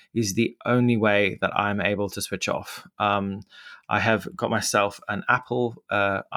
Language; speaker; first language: English; native; English